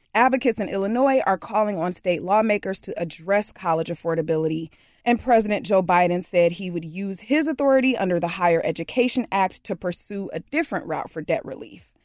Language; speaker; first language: English; native; English